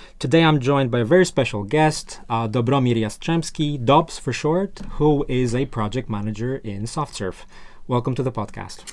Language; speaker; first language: English; non-native, fluent; Polish